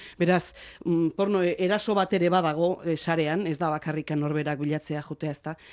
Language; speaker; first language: Basque; native; Basque